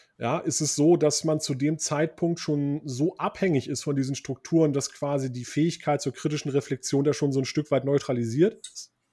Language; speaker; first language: German; early bilingual, other home language; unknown